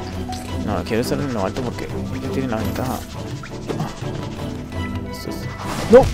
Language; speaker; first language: Spanish; native; Spanish